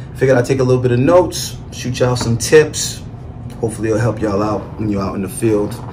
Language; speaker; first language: English; native; English